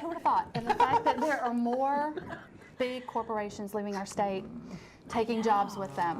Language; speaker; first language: English; native; English